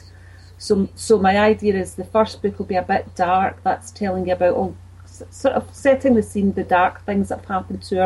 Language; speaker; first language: English; native; English